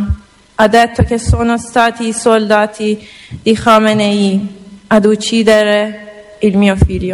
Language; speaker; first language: Italian; non-native, learner; Persian